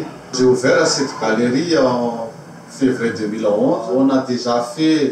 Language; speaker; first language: French; non-native, local second language; Malagasy